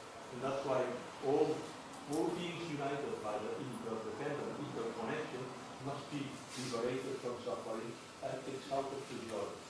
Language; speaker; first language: English; non-native, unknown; Spanish